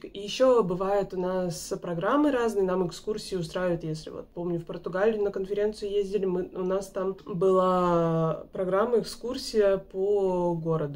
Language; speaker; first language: Russian; native; Russian